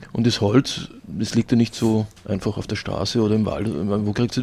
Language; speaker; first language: German; native; German